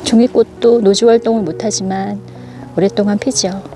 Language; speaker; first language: Korean; native; Korean